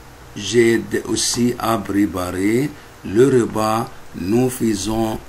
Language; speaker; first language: French; non-native, fluent; Arabic